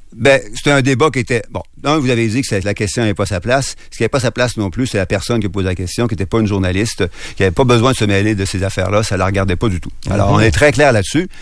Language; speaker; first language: French; native; French